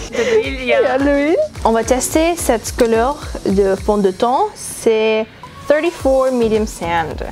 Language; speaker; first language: French; non-native, learner; English